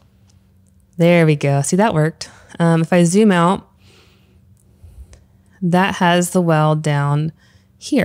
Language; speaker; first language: English; native; English